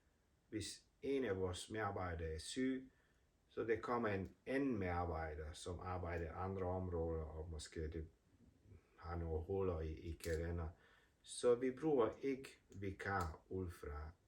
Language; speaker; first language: Danish; non-native, fluent; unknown